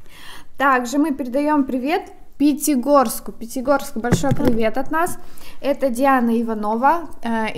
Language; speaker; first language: Russian; native; Russian